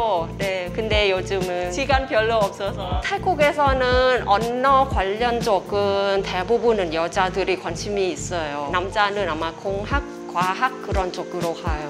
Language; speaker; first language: Korean; non-native, fluent; Thai